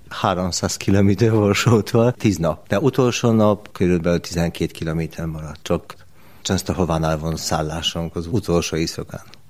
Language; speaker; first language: Hungarian; non-native, learner; Polish